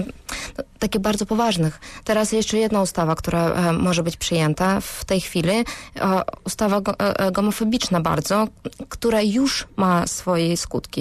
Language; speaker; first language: Polish; non-native, fluent; Russian